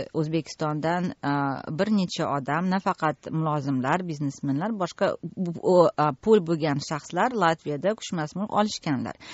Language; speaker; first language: Uzbek; native; Uzbek